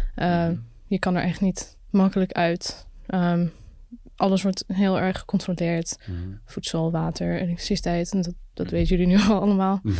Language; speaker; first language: Dutch; early bilingual, other home language; Arabic